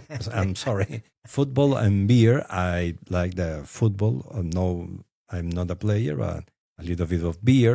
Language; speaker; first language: English; non-native, fluent; Spanish